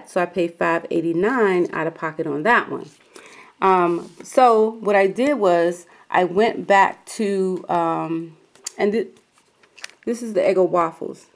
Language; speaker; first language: English; native; English